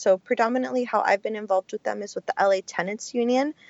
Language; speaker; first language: English; early bilingual, other home language; Spanish